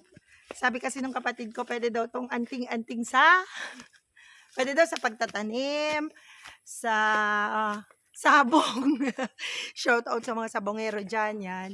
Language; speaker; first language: Filipino; non-native, local second language; Bikol